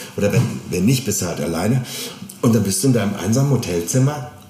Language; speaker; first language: German; native; German